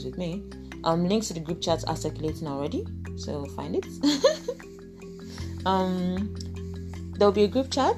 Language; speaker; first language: English; non-native, local second language; Igbo